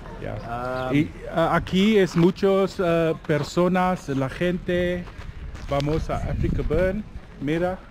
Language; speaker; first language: Spanish; non-native, learner; English